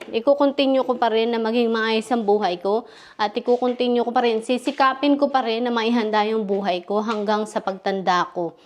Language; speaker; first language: Filipino; native; Filipino